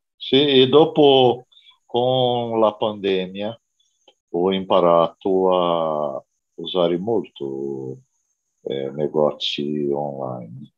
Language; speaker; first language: Italian; non-native, learner; Portuguese